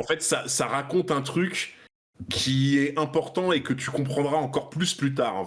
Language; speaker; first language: French; native; French